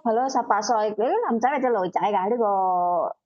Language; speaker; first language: Cantonese; native; Cantonese